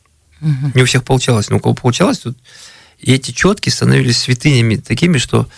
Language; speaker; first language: Russian; native; Russian